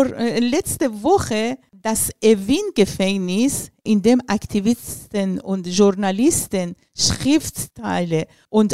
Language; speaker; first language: German; non-native, learner; Persian